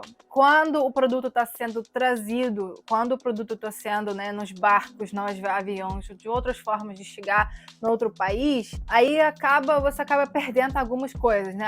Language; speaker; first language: Portuguese; non-native, fluent; Russian